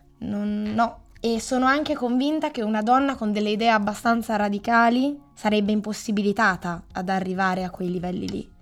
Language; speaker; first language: Italian; native; Italian